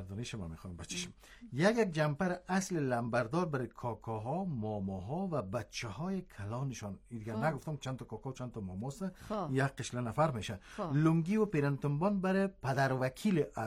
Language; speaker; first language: Persian; native; Persian